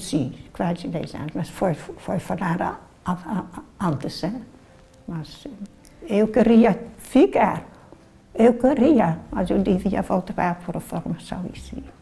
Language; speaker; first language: Portuguese; non-native, learner; Dutch